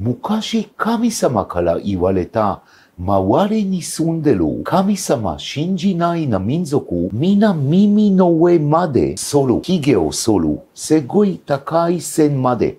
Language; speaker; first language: Japanese; non-native, fluent; Hebrew